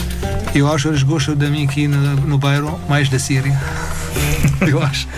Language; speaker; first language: Portuguese; non-native, learner; Arabic